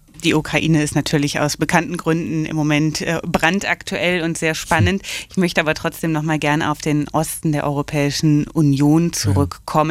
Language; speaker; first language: German; native; German